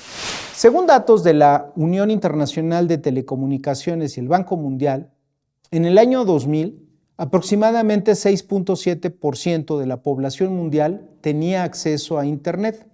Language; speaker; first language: Spanish; native; Spanish